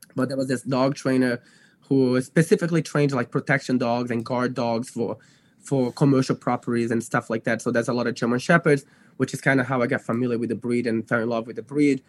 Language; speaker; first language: English; non-native, fluent; Portuguese